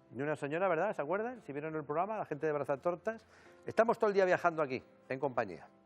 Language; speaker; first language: Spanish; native; Spanish